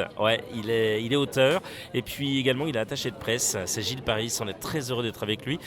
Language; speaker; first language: French; native; French